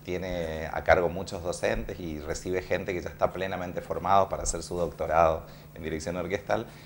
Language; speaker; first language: Spanish; native; Spanish